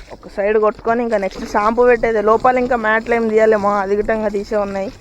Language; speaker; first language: Telugu; non-native, local second language; Lambadi